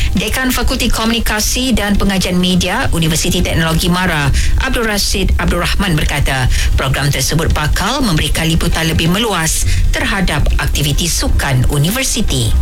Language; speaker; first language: Malay; native; Malay